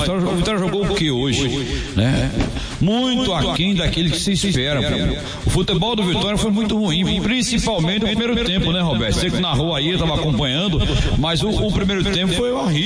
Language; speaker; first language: Portuguese; native; Portuguese